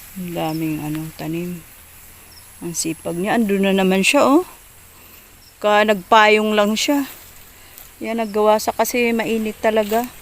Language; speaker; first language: Filipino; native; Filipino